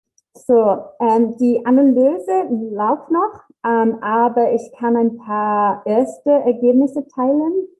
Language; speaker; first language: German; non-native, learner; English